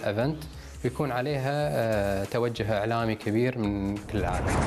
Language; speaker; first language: Arabic; native; Arabic